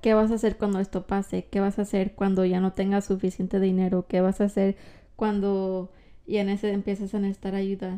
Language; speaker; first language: Spanish; early bilingual, heritage; Spanish